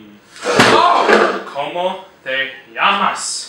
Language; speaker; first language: Spanish; non-native, learner; English